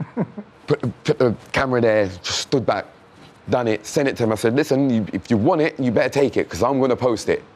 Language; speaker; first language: English; native; English